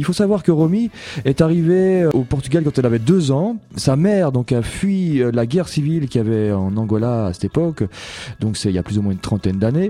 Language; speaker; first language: French; native; French